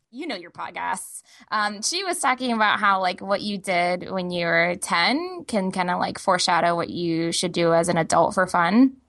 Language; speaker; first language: English; native; English